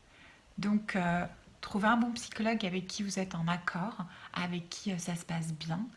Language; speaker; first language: French; native; French